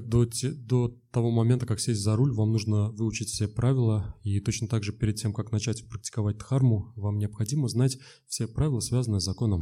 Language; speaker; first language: Russian; native; Russian